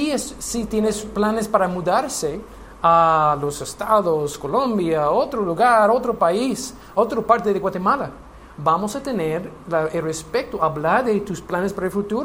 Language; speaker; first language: Spanish; non-native, learner; English